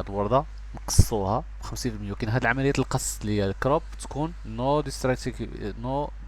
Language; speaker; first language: Arabic; native; Arabic